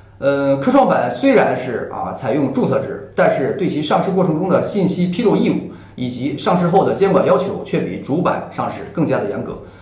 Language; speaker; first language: Chinese; native; Chinese